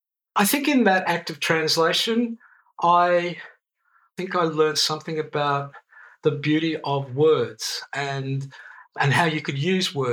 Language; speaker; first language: English; non-native, local second language; Greek